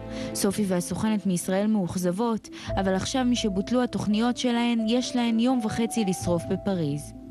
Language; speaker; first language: Hebrew; native; Hebrew